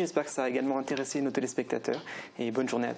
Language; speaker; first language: French; native; French